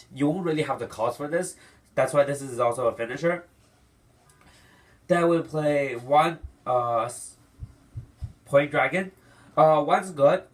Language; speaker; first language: English; non-native, fluent; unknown